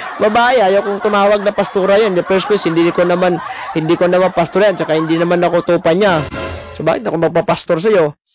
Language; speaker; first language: Filipino; non-native, local second language; Cebuano